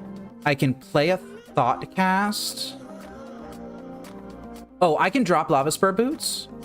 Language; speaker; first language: English; native; English